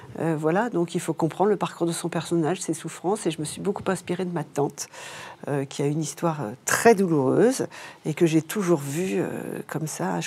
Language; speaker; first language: French; native; French